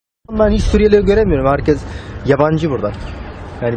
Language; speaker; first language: Turkish; non-native, learner; Arabic